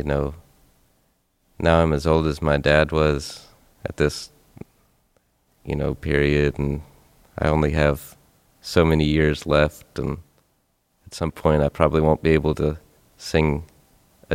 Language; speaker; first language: English; native; English